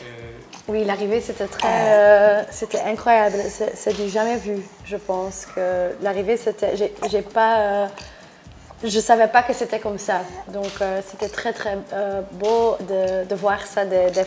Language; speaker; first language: French; non-native, local second language; Dutch